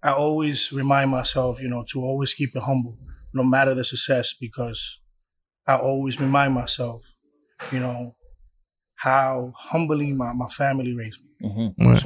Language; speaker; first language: English; early bilingual, other home language; Spanish